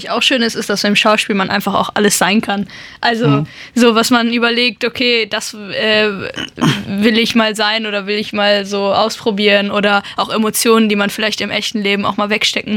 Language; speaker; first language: German; non-native, local second language; Luxembourgish